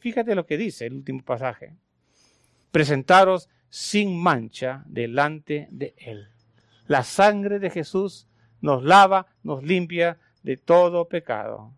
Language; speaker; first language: Spanish; native; Spanish